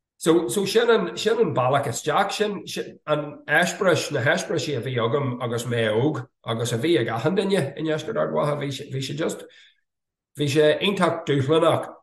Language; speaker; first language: Irish; non-native, fluent; English